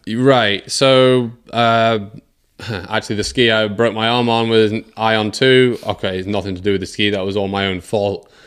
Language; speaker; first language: English; native; English